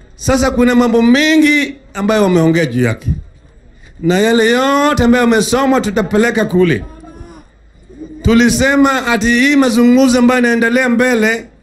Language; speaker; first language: Swahili; non-native, local second language; Luo (Kenya and Tanzania)